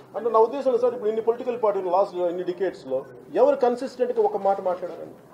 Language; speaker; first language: Telugu; native; Telugu